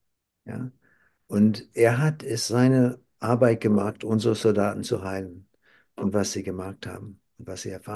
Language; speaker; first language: German; non-native, fluent; English